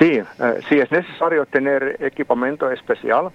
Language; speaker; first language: Spanish; non-native, fluent; Finnish